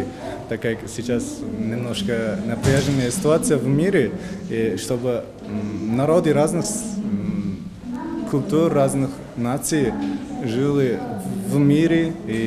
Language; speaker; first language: Russian; non-native, fluent; Uzbek